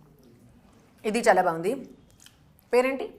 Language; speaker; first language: Telugu; non-native, local second language; Hindi